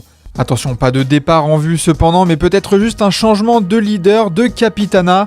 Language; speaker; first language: French; native; French